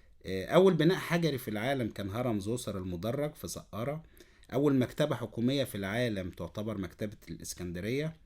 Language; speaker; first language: Arabic; native; Arabic